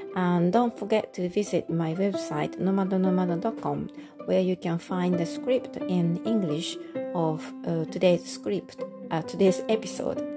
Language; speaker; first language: English; non-native, fluent; Japanese